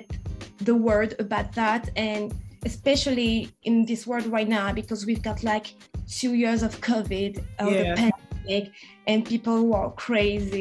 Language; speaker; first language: English; non-native, fluent; French